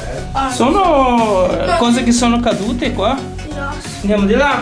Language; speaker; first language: Italian; non-native, fluent; Portuguese